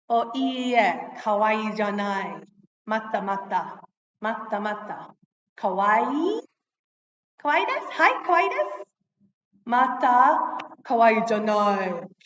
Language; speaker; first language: Japanese; non-native, fluent; English